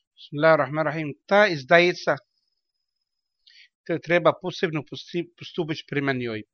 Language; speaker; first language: Bosnian; non-native, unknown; Arabic